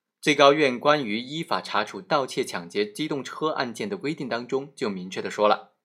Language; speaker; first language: Chinese; native; Chinese